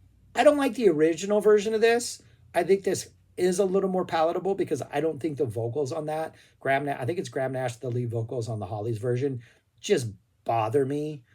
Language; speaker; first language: English; native; English